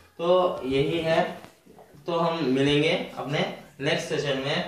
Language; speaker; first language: Hindi; non-native, local second language; Kannada